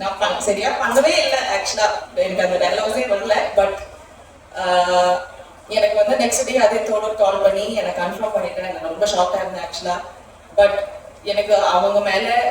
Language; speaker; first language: Tamil; non-native, local second language; Malayalam